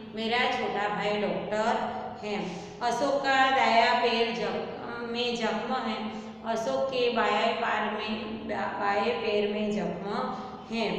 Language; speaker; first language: Hindi; non-native, local second language; Gujarati